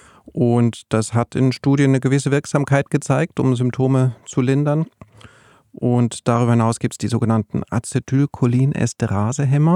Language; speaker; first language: German; native; German